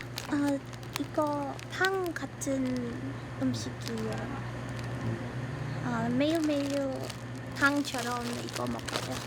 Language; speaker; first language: Korean; non-native, learner; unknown